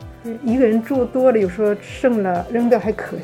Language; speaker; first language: Chinese; native; Chinese